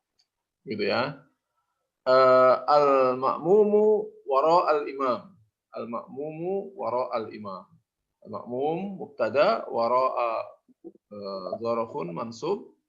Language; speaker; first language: Arabic; non-native, learner; Indonesian